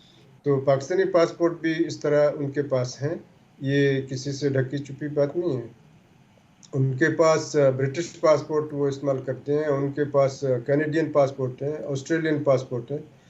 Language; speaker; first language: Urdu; non-native, local second language; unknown